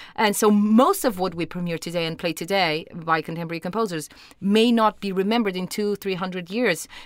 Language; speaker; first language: English; non-native, fluent; Portuguese